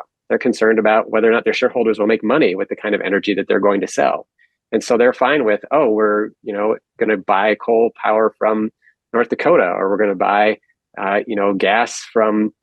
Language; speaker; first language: English; native; English